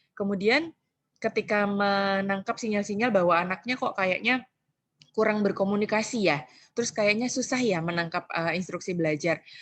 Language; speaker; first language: Indonesian; native; Indonesian